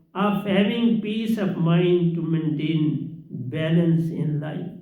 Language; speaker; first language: English; non-native, local second language; Hindi